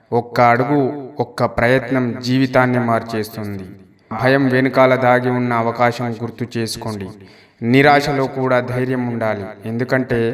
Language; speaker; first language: Telugu; native; Telugu